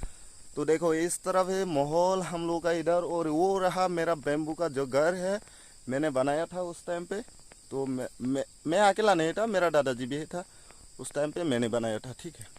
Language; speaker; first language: Hindi; non-native, local second language; Kok Borok